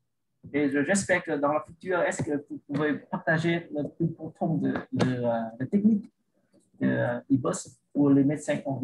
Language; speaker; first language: French; non-native, learner; Vietnamese